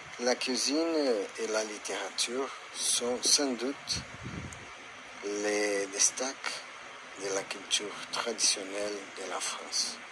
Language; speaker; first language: French; non-native, learner; Portuguese